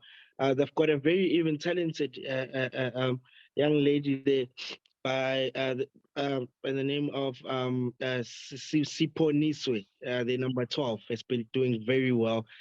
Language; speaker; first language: English; non-native, local second language; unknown